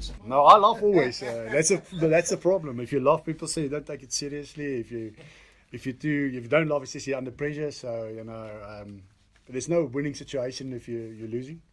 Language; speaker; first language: English; non-native, local second language; Afrikaans